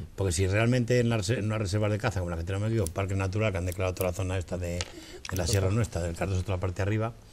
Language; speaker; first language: Spanish; native; Spanish